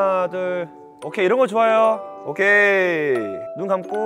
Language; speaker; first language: Korean; native; Korean